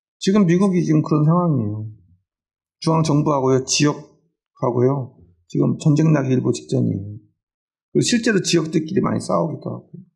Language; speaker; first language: Korean; native; Korean